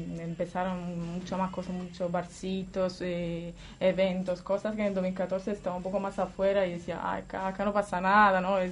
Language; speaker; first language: Spanish; non-native, fluent; Italian